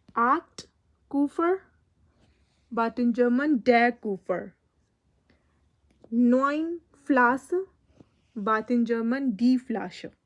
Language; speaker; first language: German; non-native, learner; Hindi